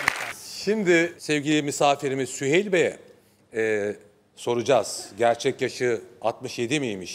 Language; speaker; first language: Turkish; native; Turkish